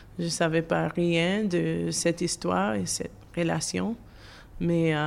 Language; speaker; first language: French; non-native, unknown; English